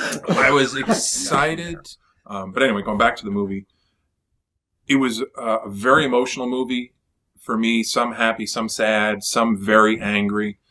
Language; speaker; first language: English; native; English